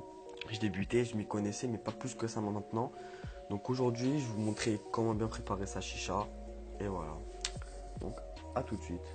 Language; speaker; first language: French; native; French